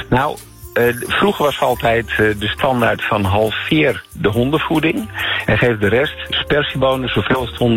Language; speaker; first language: Dutch; native; Dutch